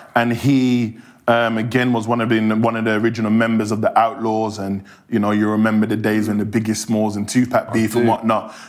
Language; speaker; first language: English; native; English